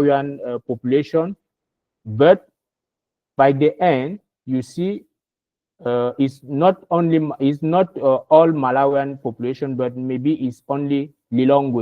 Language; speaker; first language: English; non-native, learner; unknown